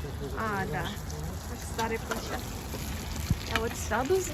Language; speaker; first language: Russian; early bilingual, heritage; Russian